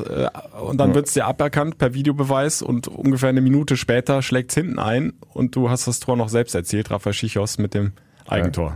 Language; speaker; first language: German; native; German